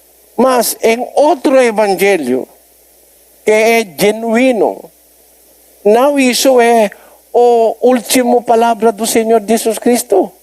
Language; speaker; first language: Portuguese; non-native, learner; Filipino